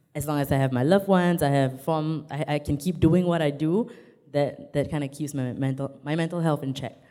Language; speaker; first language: English; native; English